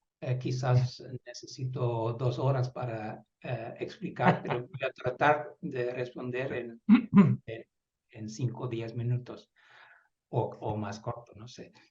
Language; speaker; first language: Spanish; non-native, fluent; Dutch